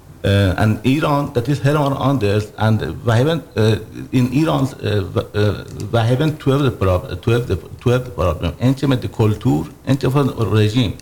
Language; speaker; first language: Dutch; non-native, learner; Persian